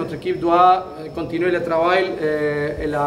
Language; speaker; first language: French; non-native, fluent; Spanish